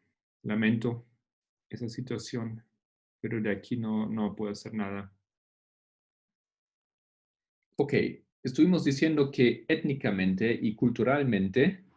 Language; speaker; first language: Spanish; non-native, fluent; Portuguese